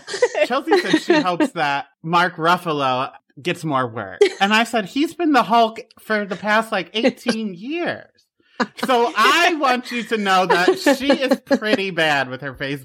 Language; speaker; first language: English; native; English